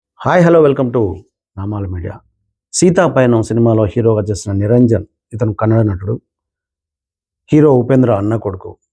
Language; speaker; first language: Telugu; native; Telugu